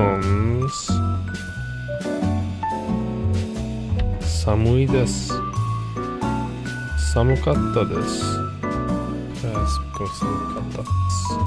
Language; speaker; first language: Japanese; non-native, learner; English